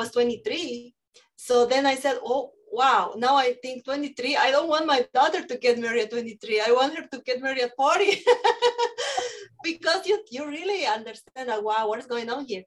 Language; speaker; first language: English; non-native, fluent; Spanish